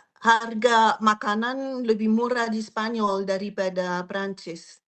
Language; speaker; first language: Indonesian; non-native, fluent; French